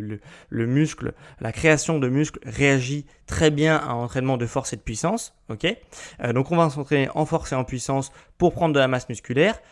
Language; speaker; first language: French; native; French